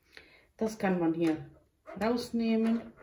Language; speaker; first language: German; non-native, local second language; Bosnian